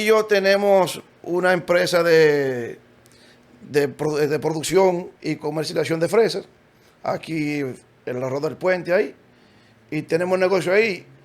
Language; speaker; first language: Spanish; native; Spanish